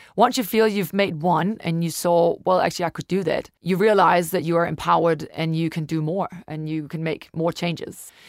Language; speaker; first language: English; non-native, fluent; Danish